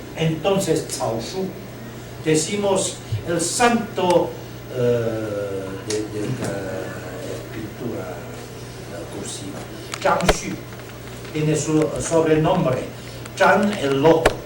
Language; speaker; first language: Spanish; non-native, learner; Chinese